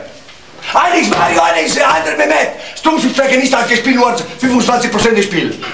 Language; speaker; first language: German; non-native, learner; Italian